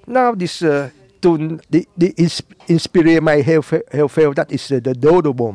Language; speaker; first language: Dutch; non-native, learner; Vietnamese